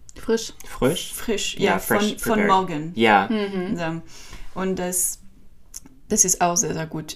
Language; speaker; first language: German; non-native, learner; French